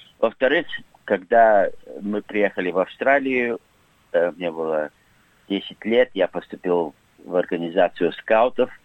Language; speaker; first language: Russian; early bilingual, heritage; Russian